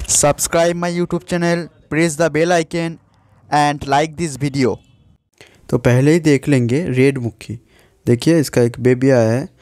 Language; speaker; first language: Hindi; non-native, local second language; Bangla